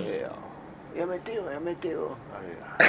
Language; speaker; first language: Japanese; native; Japanese